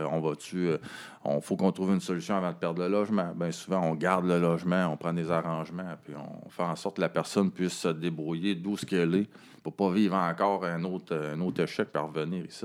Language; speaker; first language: French; native; French